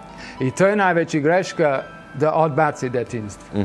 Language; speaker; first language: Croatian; non-native, fluent; English